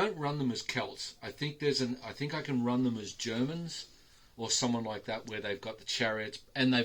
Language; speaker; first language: English; native; English